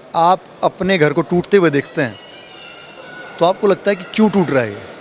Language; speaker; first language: Hindi; native; Hindi